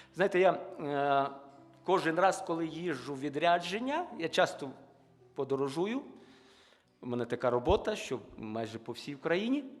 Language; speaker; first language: Ukrainian; non-native, local second language; Russian